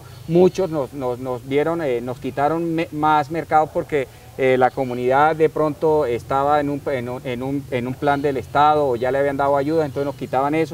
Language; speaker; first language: Spanish; native; Spanish